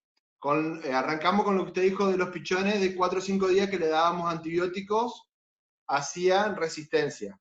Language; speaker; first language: Spanish; native; Spanish